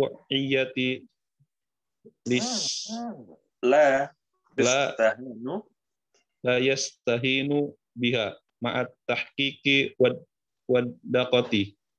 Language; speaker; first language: Arabic; non-native, learner; Indonesian